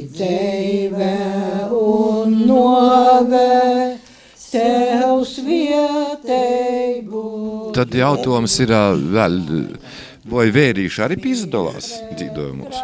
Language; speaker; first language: Latvian; native; Latvian